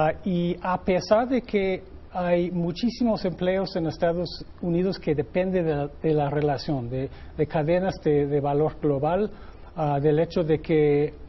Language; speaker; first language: Spanish; non-native, fluent; English